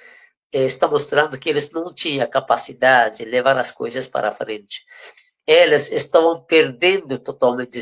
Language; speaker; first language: Portuguese; non-native, fluent; Persian